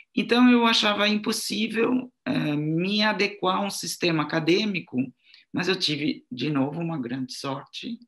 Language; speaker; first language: Portuguese; non-native, fluent; French